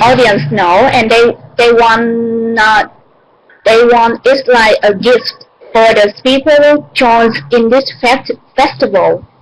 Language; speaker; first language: English; non-native, learner; Vietnamese